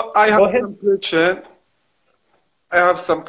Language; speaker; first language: English; non-native, learner; Kurdish